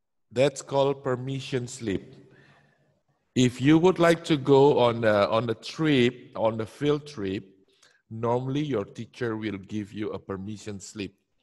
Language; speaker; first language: English; non-native, fluent; Indonesian